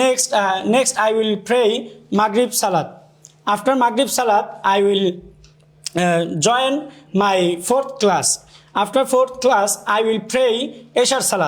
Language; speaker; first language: English; non-native, learner; Bangla